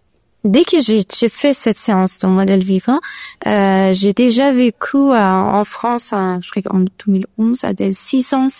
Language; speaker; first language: French; non-native, learner; Persian